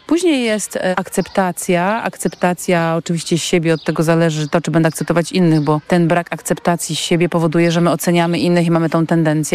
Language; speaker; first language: Polish; native; Polish